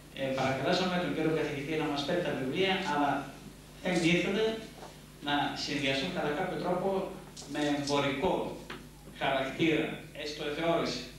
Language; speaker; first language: Greek; native; Greek